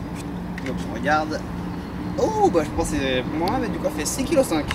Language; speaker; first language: French; native; French